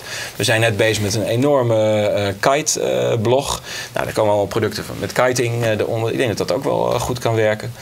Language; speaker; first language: Dutch; native; Dutch